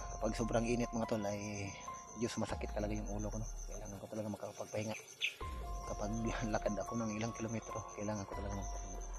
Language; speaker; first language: Filipino; non-native, local second language; Cebuano